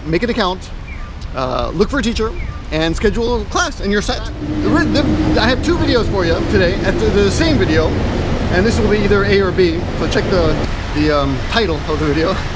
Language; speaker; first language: English; native; English